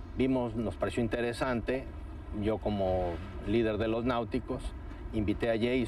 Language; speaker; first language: Spanish; native; Spanish